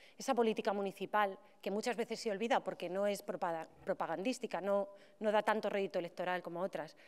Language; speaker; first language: Spanish; native; Spanish